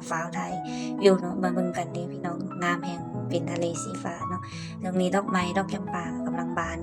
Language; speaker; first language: Thai; non-native, local second language; Northeastern Thai